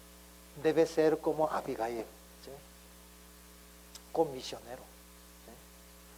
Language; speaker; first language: Spanish; non-native, learner; Korean